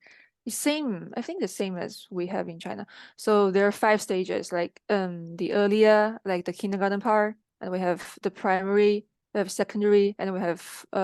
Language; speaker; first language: English; non-native, fluent; Chinese